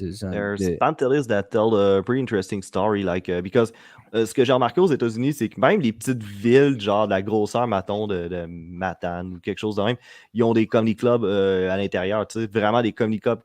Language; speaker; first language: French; native; French